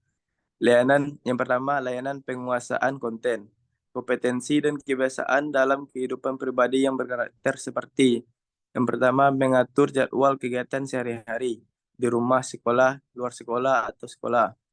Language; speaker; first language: Indonesian; native; Indonesian